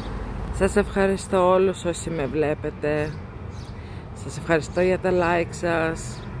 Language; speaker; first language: Greek; non-native, fluent; Russian